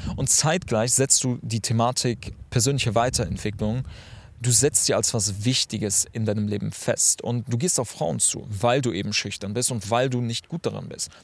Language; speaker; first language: German; early bilingual, other home language; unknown